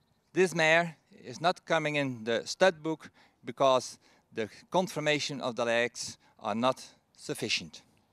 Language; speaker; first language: English; non-native, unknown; Dutch